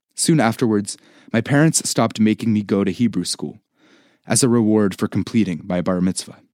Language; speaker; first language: English; native; English